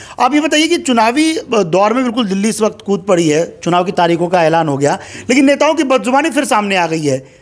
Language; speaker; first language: Hindi; native; Hindi